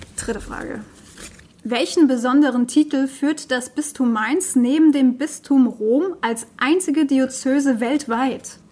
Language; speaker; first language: German; native; German